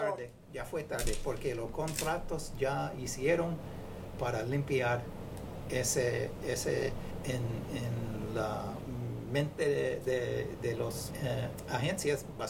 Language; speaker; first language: Spanish; non-native, fluent; English